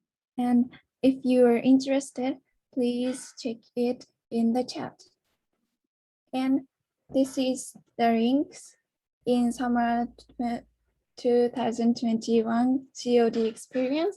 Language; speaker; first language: English; non-native, learner; Japanese